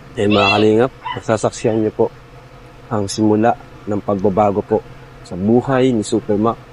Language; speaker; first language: Filipino; non-native, local second language; Iloko